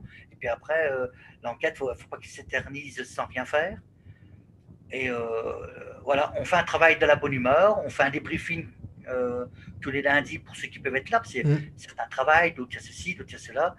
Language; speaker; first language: French; native; French